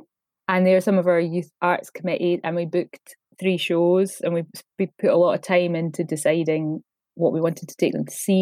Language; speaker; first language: English; native; English